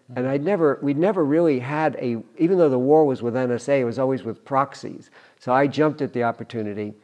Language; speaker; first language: English; native; English